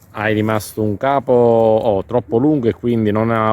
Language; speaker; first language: Italian; native; Italian